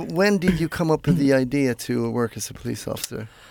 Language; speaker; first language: English; non-native, fluent; Swedish